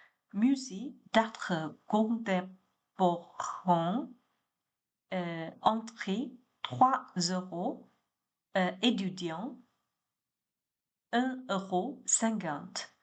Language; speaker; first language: French; non-native, learner; Chinese